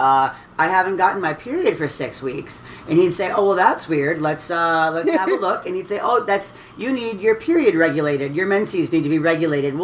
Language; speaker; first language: English; native; English